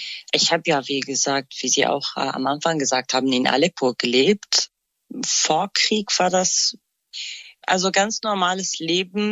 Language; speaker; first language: German; non-native, fluent; Kurdish